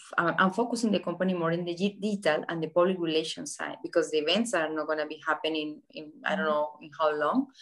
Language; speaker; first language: English; non-native, fluent; Spanish